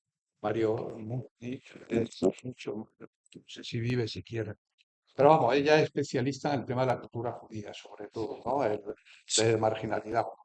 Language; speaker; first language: Spanish; native; Spanish